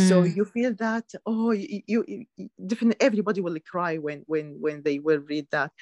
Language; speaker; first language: English; non-native, learner; Arabic